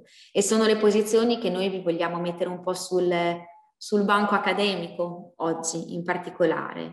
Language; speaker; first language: Italian; native; Italian